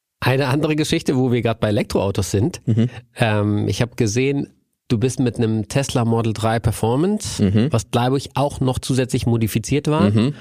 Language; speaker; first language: German; native; German